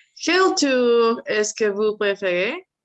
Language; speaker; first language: French; non-native, learner; Spanish